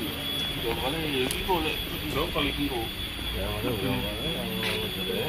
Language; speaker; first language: Indonesian; non-native, local second language; Javanese